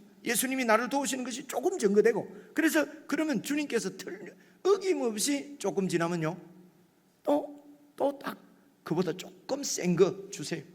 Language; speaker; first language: Korean; native; Korean